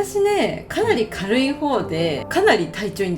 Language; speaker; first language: Japanese; native; Japanese